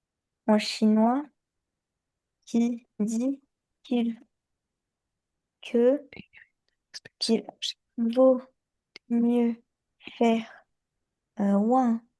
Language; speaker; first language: French; early bilingual, other home language; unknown